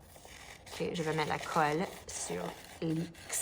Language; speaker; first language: French; non-native, learner; English